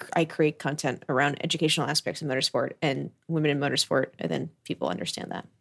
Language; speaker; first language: English; native; English